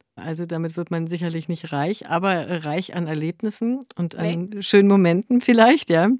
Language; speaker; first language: German; native; German